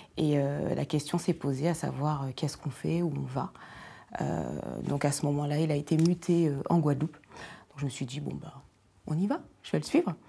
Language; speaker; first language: French; native; French